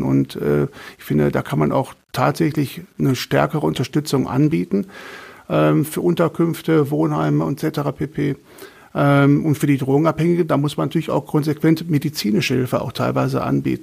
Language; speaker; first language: German; native; German